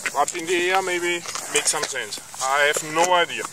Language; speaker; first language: English; non-native, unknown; German